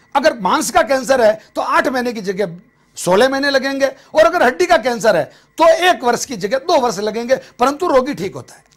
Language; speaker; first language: Hindi; native; Hindi